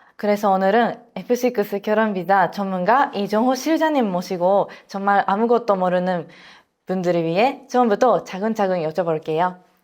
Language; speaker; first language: Korean; non-native, fluent; Japanese